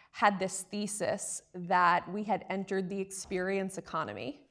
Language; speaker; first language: English; native; English